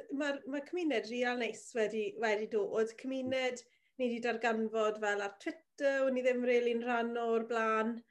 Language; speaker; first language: Welsh; native; Welsh